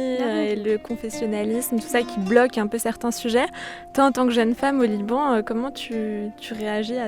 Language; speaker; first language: French; native; French